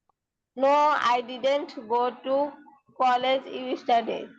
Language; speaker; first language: English; non-native, learner; Bangla